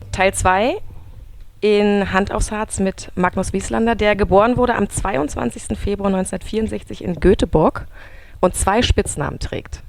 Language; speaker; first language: German; native; German